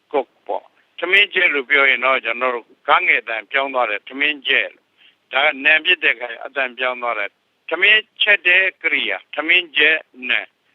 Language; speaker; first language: Burmese; native; Burmese